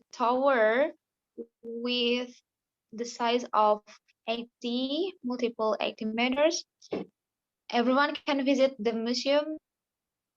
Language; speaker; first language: English; non-native, learner; Indonesian